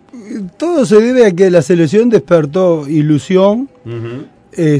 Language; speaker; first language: Spanish; native; Spanish